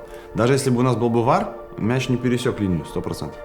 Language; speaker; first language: Russian; native; Russian